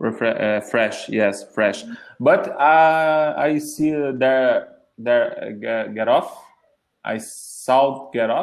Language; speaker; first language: English; non-native, learner; Portuguese